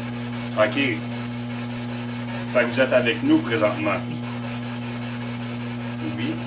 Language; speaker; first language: French; native; French